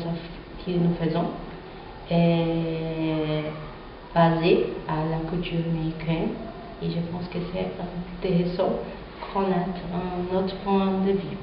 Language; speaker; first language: French; non-native, fluent; Portuguese